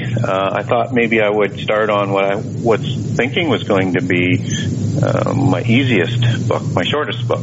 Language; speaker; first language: English; native; English